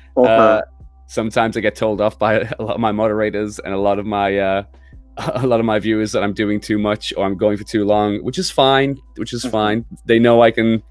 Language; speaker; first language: English; native; English